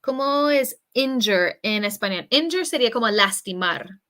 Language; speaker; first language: Spanish; non-native, fluent; English